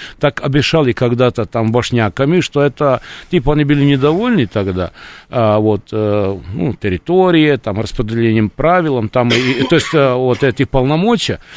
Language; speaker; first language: Russian; non-native, fluent; Serbian